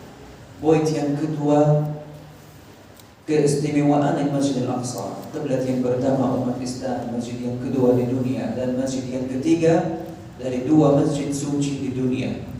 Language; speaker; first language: Indonesian; non-native, fluent; Arabic